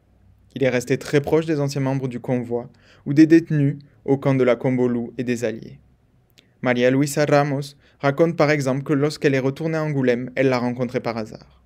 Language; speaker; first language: French; native; French